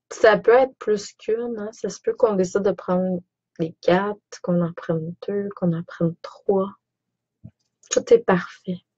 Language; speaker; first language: French; native; French